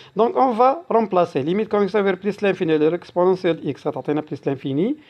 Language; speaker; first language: French; non-native, local second language; Arabic